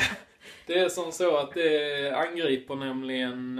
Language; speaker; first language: Swedish; native; Swedish